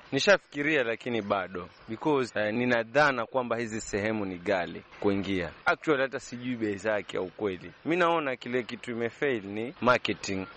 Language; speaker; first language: Swahili; native; Swahili